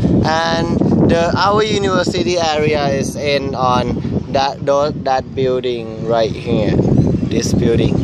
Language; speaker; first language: English; non-native, learner; Thai